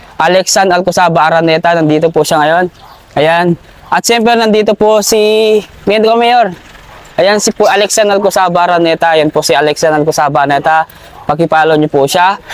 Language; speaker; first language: Filipino; native; Filipino